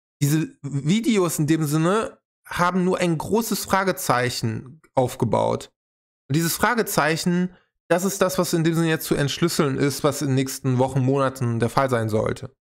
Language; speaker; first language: German; native; German